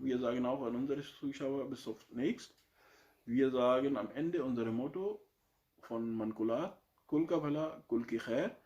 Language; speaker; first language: German; non-native, learner; Urdu